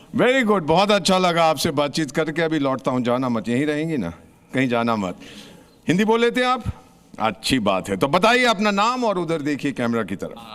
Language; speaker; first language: Hindi; native; Hindi